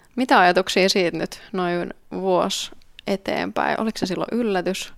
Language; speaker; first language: Finnish; native; Finnish